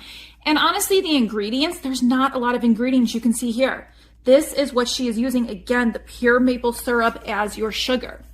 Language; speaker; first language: English; native; English